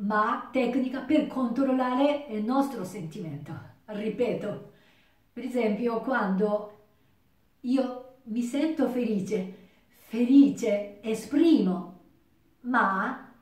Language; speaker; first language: Italian; non-native, learner; Japanese